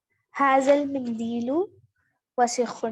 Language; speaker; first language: Arabic; non-native, learner; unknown